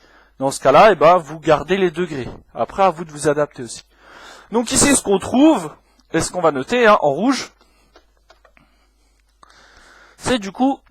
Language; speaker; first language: French; native; French